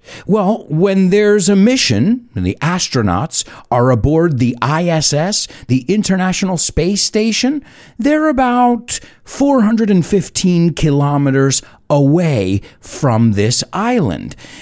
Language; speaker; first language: English; native; English